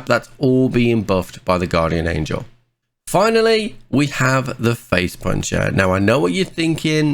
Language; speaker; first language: English; native; English